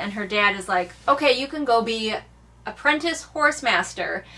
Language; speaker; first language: English; native; English